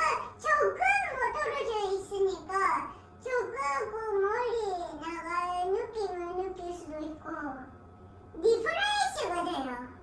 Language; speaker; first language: Korean; non-native, fluent; Japanese